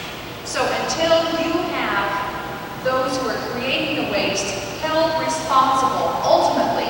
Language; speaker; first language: English; native; English